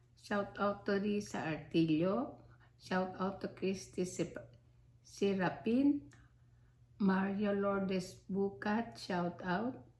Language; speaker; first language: Filipino; non-native, local second language; Iloko